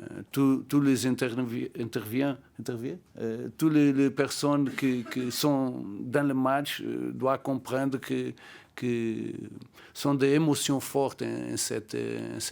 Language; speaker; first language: French; non-native, learner; Portuguese